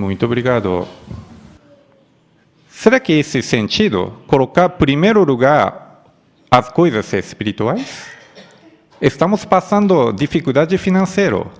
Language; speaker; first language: Portuguese; non-native, fluent; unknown